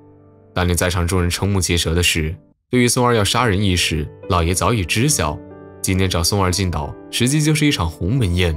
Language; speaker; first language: Chinese; native; Chinese